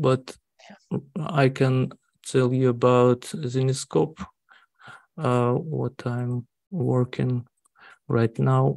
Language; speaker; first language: English; non-native, learner; Russian